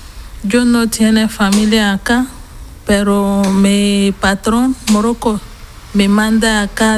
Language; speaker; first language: Spanish; non-native, learner; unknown